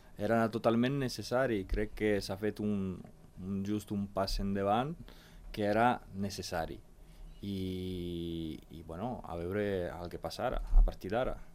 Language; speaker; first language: Catalan; non-native, fluent; Ukrainian